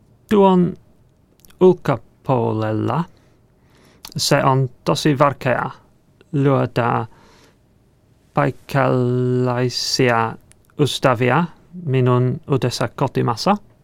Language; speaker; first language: Finnish; non-native, learner; English